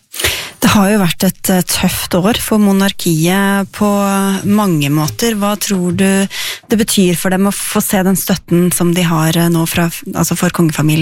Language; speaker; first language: Norwegian; native; Norwegian